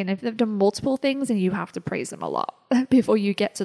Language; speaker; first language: English; native; English